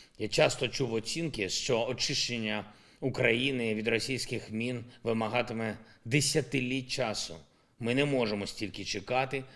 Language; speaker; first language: Ukrainian; non-native, local second language; Russian